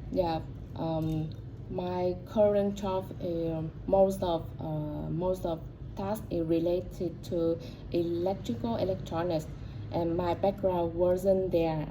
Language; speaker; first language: English; non-native, learner; Vietnamese